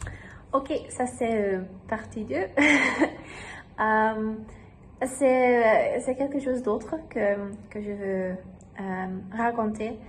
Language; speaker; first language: French; non-native, learner; German